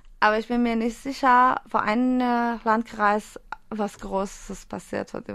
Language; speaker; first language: German; non-native, fluent; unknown